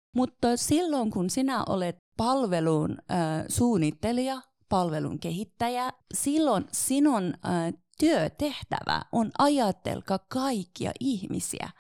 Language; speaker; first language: Finnish; non-native, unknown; Persian